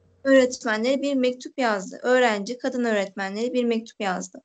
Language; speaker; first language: Turkish; native; Turkish